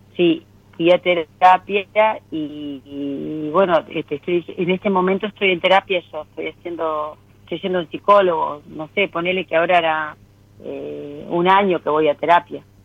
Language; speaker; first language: Spanish; native; Spanish